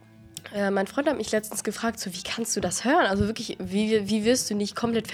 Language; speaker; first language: German; native; German